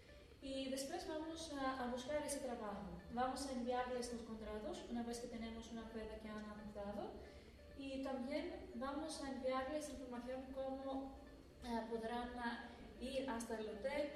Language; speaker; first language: Spanish; non-native, fluent; Greek